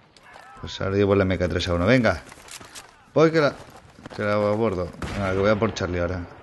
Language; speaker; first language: Spanish; native; Spanish